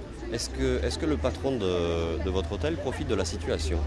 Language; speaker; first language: French; native; French